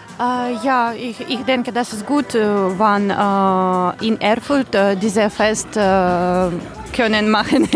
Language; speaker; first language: German; non-native, learner; Ukrainian